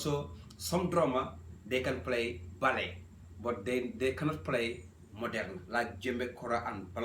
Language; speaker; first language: English; non-native, learner; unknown